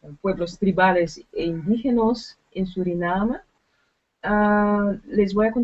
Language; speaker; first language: Spanish; non-native, learner; Dutch